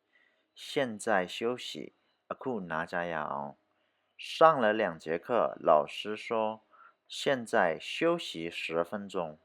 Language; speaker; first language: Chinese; non-native, fluent; Burmese